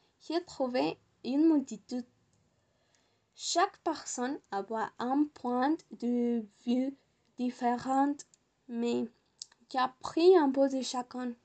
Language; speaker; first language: French; non-native, learner; Spanish